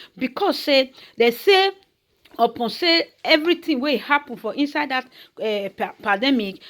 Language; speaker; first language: Nigerian Pidgin; native; Nigerian Pidgin